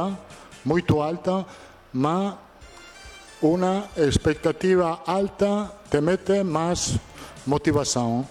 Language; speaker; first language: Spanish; non-native, fluent; Italian